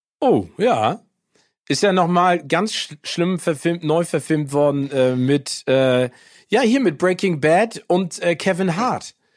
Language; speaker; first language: German; early bilingual, other home language; English